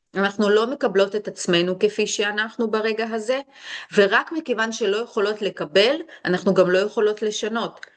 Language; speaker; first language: Hebrew; early bilingual, other home language; Russian